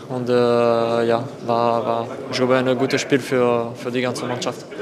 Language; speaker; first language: German; non-native, learner; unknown